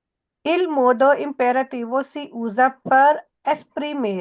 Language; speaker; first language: Italian; non-native, fluent; Urdu